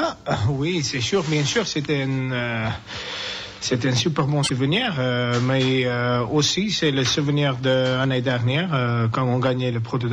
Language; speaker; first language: French; non-native, learner; English